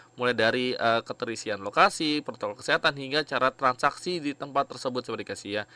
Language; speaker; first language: Indonesian; native; Indonesian